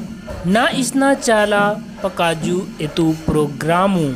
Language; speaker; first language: Russian; non-native, learner; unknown